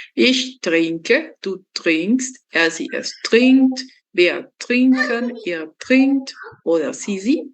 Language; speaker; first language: German; non-native, learner; Spanish